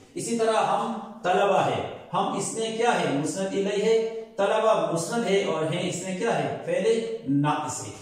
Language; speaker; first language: Urdu; non-native, local second language; Pashto